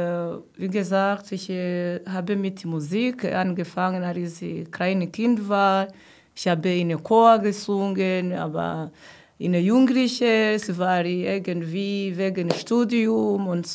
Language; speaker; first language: German; non-native, learner; Kinyarwanda